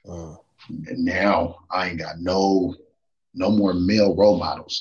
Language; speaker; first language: English; native; English